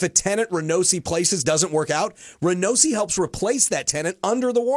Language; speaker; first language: English; native; English